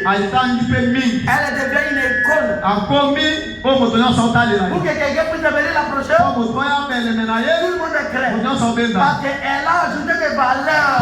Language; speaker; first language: French; non-native, local second language; Lingala